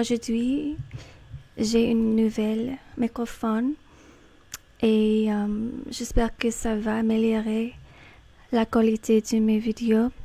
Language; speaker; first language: French; non-native, fluent; English